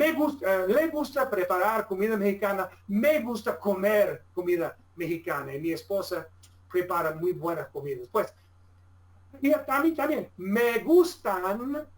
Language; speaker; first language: Spanish; non-native, fluent; English